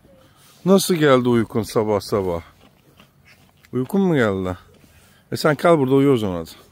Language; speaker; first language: Turkish; native; Turkish